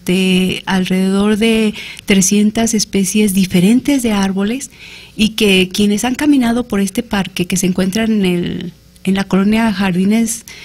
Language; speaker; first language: Spanish; native; Spanish